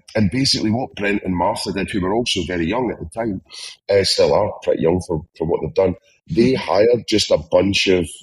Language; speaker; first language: English; native; English